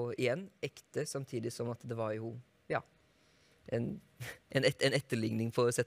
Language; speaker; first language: Norwegian; native; Norwegian